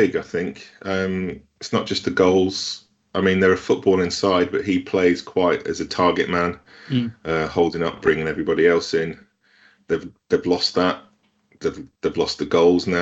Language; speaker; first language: English; native; English